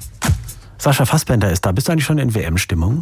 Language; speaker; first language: German; native; German